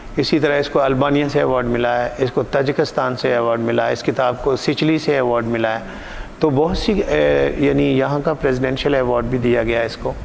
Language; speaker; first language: Urdu; non-native, local second language; Punjabi